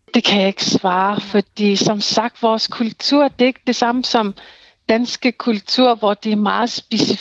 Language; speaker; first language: Danish; non-native, local second language; Kalaallisut